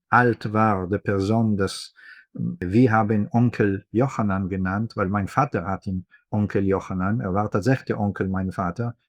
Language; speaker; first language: German; non-native, fluent; Hebrew